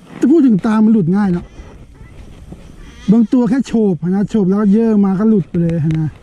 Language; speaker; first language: Thai; non-native, local second language; Northeastern Thai